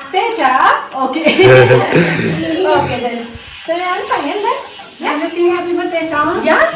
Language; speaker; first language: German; non-native, learner; Telugu